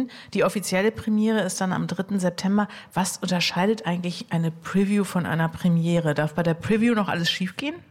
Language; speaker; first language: German; native; German